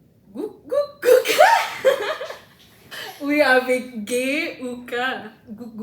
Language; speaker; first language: French; non-native, fluent; Indonesian